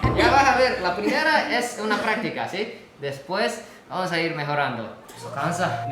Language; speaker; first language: Spanish; non-native, fluent; Japanese